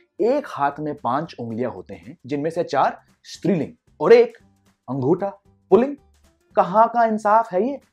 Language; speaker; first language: Hindi; non-native, local second language; English